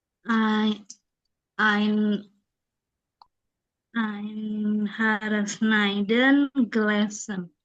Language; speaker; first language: German; non-native, learner; Indonesian